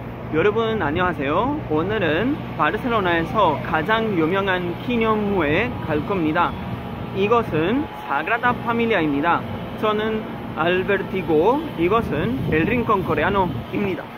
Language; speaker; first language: Korean; non-native, learner; Spanish